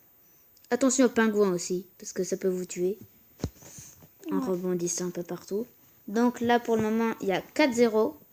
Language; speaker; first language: French; native; French